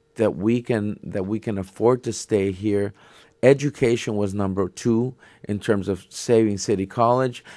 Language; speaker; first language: English; native; English